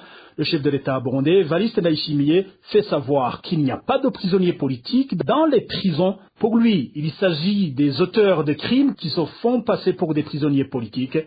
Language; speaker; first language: French; non-native, local second language; Rundi